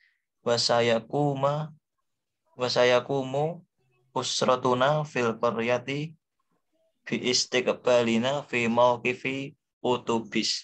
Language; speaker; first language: Arabic; non-native, learner; Indonesian